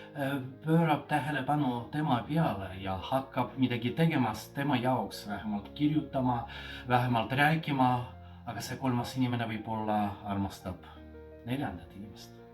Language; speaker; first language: Estonian; non-native, fluent; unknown